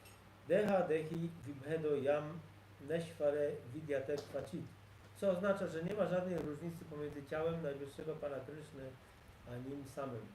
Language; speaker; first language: Polish; native; Polish